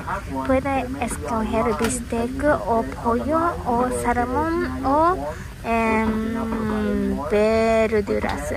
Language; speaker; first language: Spanish; non-native, learner; Japanese